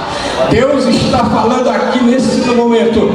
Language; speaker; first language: Portuguese; native; Portuguese